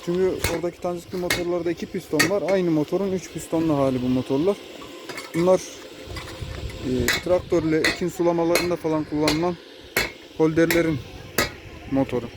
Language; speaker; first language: Turkish; native; Turkish